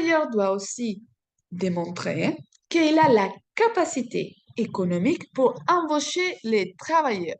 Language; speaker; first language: French; non-native, fluent; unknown